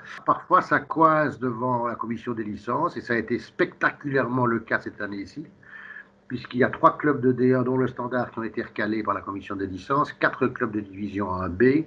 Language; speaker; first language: French; native; French